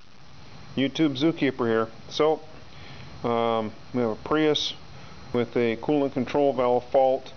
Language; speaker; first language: English; native; English